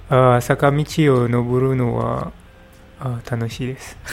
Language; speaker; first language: Japanese; non-native, learner; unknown